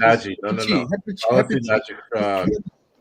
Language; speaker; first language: Portuguese; non-native, learner; English